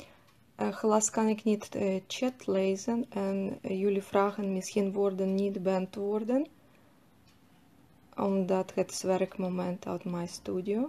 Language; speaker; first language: Dutch; non-native, fluent; Russian